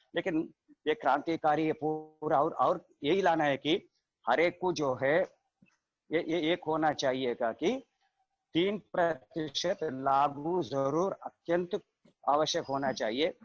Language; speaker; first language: Hindi; non-native, local second language; Telugu